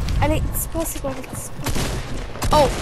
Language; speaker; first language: English; non-native, learner; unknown